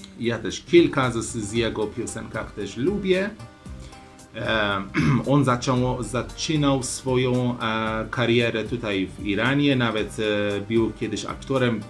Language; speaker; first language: Polish; non-native, learner; Persian